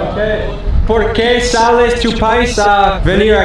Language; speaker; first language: Spanish; non-native, learner; English